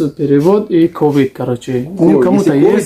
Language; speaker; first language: Russian; non-native, learner; Tajik